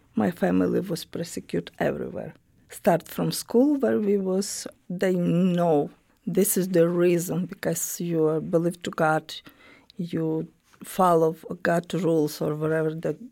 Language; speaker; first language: English; non-native, learner; Ukrainian